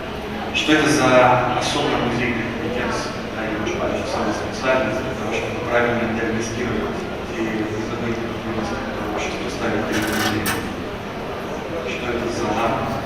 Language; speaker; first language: Russian; native; Russian